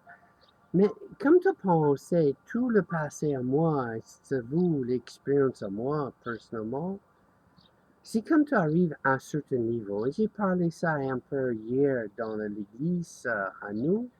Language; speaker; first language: French; non-native, learner; English